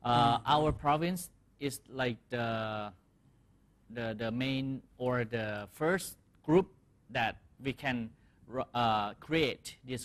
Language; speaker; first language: English; non-native, fluent; Thai